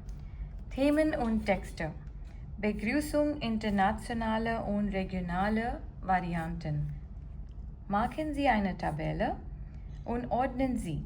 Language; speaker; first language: German; non-native, learner; Gujarati